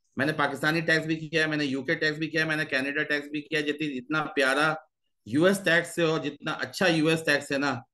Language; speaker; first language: Urdu; native; Urdu